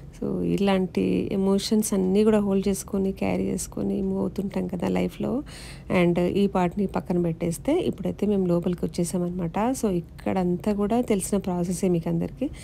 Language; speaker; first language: Telugu; native; Telugu